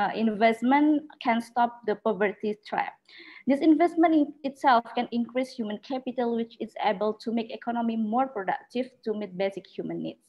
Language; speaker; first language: English; non-native, learner; Indonesian